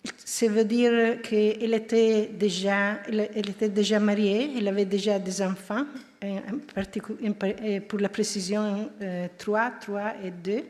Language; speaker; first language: French; non-native, fluent; Italian